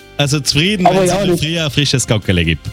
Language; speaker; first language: German; native; German